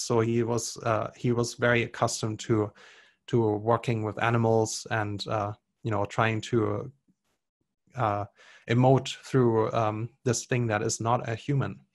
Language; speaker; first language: English; non-native, fluent; German